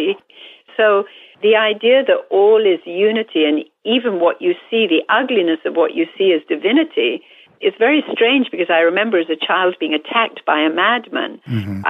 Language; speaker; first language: English; native; English